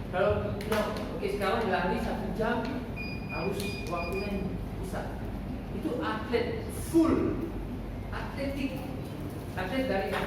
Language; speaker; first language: Indonesian; non-native, learner; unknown